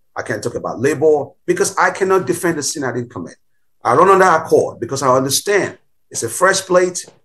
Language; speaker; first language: English; non-native, local second language; Bini